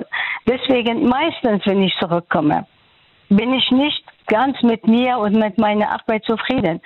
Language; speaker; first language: German; non-native, fluent; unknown